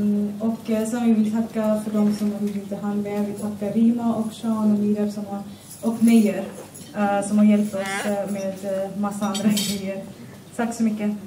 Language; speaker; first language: Swedish; early bilingual, other home language; Urdu